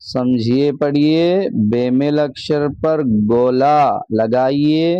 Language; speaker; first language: Hindi; non-native, local second language; Telugu